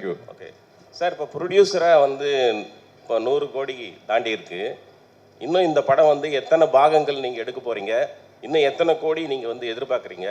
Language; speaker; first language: Tamil; native; Tamil